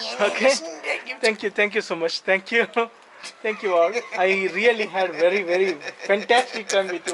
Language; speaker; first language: English; non-native, local second language; Telugu